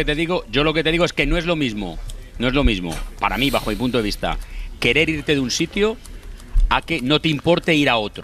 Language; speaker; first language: Spanish; native; Spanish